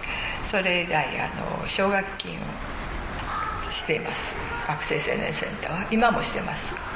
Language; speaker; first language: Japanese; native; Japanese